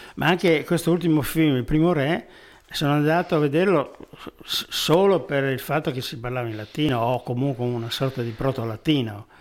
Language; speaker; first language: Italian; native; Italian